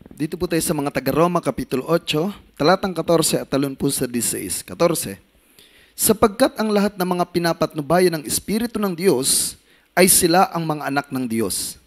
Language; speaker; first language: Filipino; native; Filipino